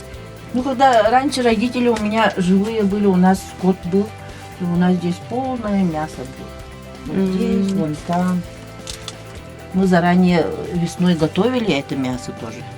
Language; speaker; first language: Russian; non-native, local second language; Yakut